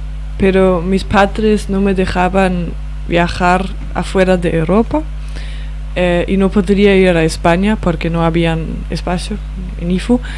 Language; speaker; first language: Spanish; non-native, fluent; Danish